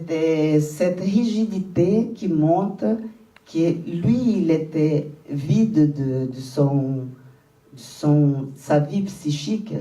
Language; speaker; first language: French; non-native, fluent; Portuguese